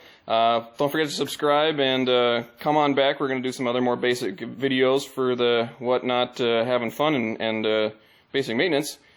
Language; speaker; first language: English; native; English